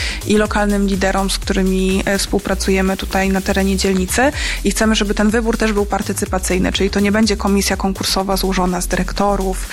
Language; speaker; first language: Polish; native; Polish